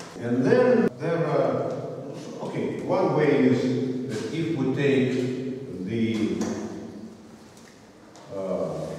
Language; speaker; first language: English; non-native, fluent; Russian